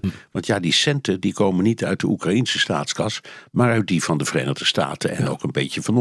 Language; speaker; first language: Dutch; native; Dutch